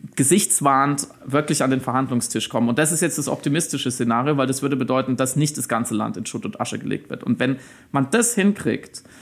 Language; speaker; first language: German; native; German